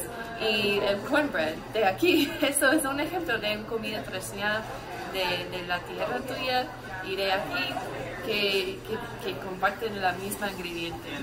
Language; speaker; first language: Spanish; early bilingual, heritage; English